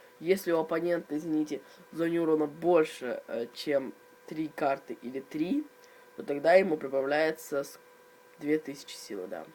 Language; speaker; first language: Russian; native; Russian